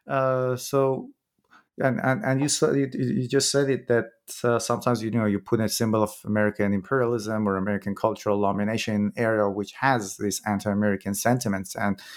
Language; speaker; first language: English; non-native, fluent; Persian